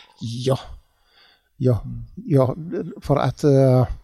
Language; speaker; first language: Swedish; non-native, learner; Tigrinya